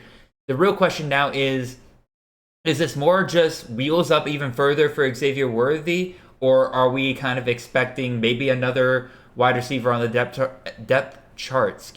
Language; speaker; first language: English; native; English